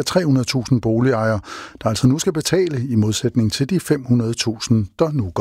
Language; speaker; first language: Danish; native; Danish